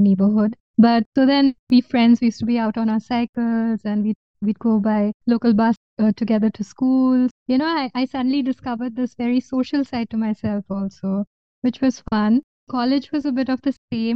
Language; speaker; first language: English; non-native, local second language; Bangla